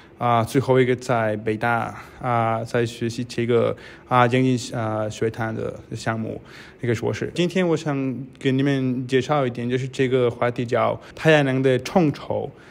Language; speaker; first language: Chinese; non-native, fluent; Spanish